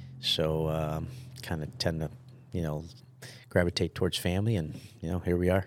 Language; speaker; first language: English; early bilingual, other home language; Italian